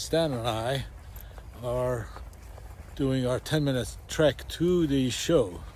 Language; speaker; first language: English; native; English